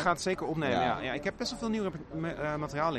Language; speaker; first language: Dutch; native; Dutch